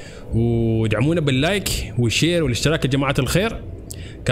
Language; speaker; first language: Arabic; native; Arabic